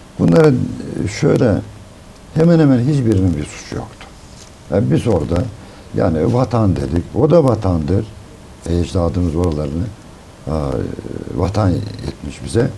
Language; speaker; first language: Turkish; native; Turkish